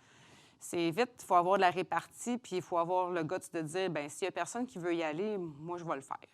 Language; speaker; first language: French; native; French